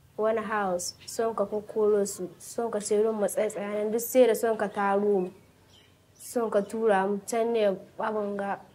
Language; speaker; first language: Hausa; native; Hausa